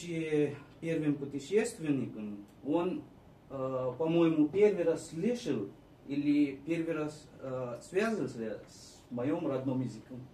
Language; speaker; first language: Russian; non-native, fluent; Marathi